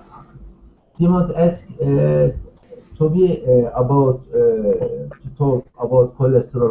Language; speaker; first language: English; non-native, learner; Turkish